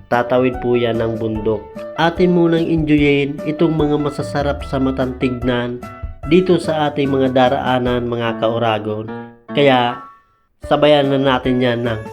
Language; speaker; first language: Filipino; non-native, local second language; Bikol